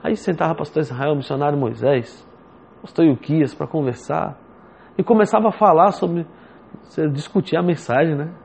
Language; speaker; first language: Portuguese; native; Portuguese